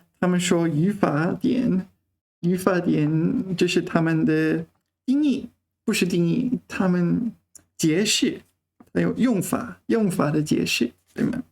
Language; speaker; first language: Chinese; non-native, learner; English